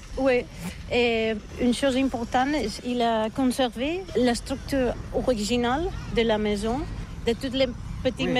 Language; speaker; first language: French; non-native, learner; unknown